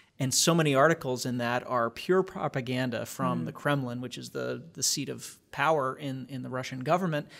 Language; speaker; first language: English; native; English